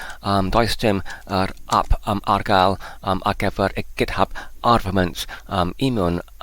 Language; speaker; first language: Welsh; non-native, learner; Polish